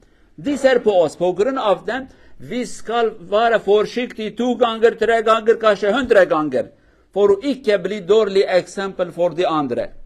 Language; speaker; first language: Norwegian; non-native, learner; Kurdish